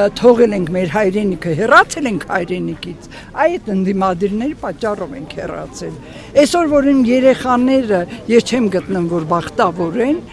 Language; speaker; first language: Armenian; native; Armenian